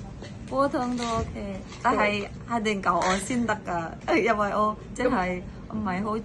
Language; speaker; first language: Cantonese; non-native, learner; Indonesian